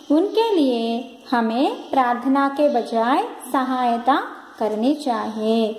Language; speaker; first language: Hindi; non-native, local second language; Telugu